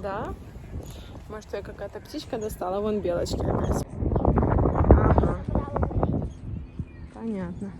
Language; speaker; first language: Russian; native; Russian